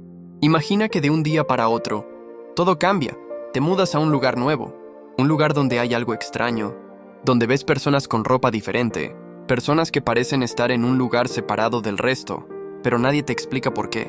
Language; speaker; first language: Spanish; native; Spanish